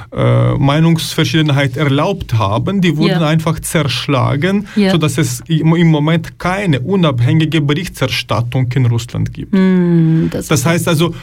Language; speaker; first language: German; non-native, fluent; Ukrainian